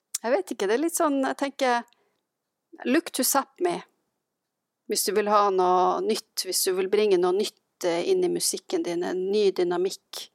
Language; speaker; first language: Norwegian; native; Norwegian